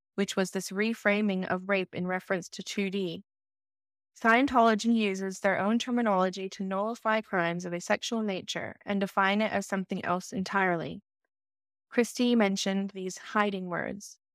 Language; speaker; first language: English; native; English